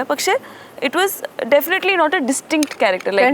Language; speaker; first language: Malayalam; non-native, fluent; Tamil